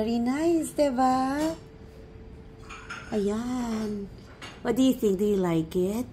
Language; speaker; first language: English; non-native, local second language; Hiligaynon